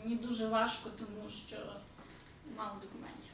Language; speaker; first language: Ukrainian; early bilingual, heritage; Ukrainian